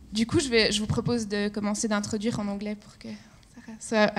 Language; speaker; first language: French; native; French